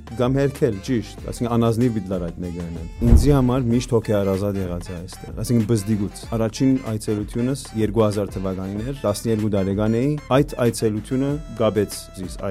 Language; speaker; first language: Armenian; early bilingual, heritage; Armenian